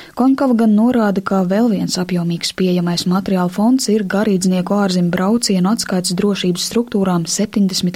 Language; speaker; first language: Latvian; native; Latvian